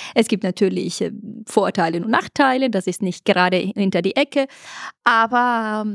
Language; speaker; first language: German; non-native, fluent; Italian